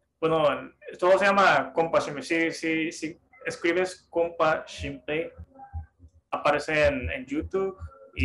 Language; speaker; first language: Spanish; non-native, fluent; Japanese